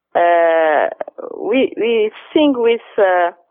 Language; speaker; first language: English; non-native, fluent; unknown